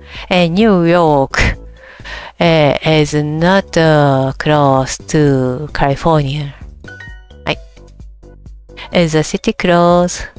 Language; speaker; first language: English; non-native, learner; Japanese